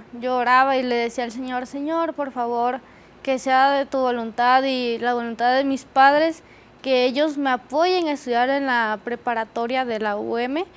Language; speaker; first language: Spanish; native; Spanish